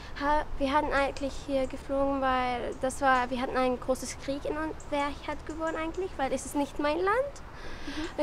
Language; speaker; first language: German; non-native, learner; Arabic